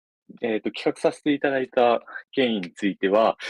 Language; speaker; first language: Japanese; native; Japanese